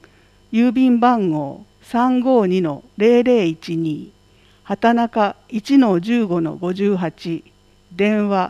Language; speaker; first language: Japanese; native; Japanese